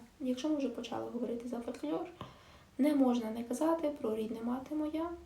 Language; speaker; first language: Ukrainian; non-native, local second language; Russian